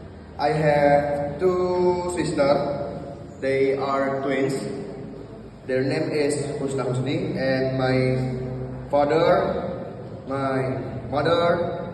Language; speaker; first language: English; non-native, learner; Indonesian